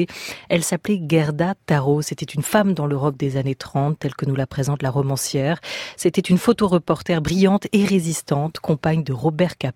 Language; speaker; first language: French; native; French